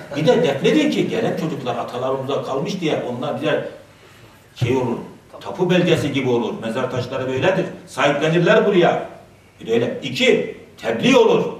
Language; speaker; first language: Turkish; native; Turkish